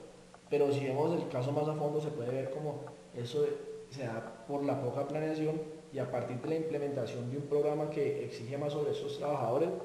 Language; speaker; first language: Spanish; native; Spanish